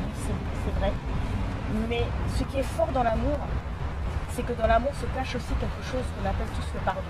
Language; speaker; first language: French; native; French